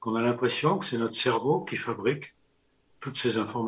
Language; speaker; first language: French; native; French